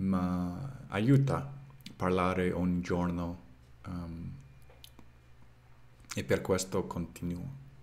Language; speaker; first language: Italian; non-native, learner; English